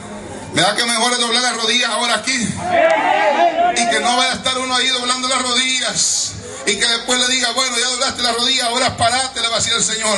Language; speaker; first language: Spanish; native; Spanish